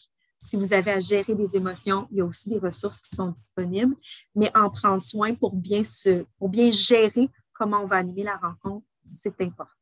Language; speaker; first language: French; native; French